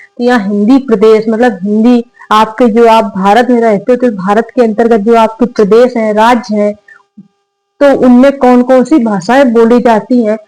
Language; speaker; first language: Hindi; native; Hindi